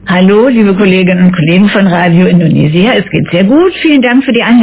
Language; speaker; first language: German; native; German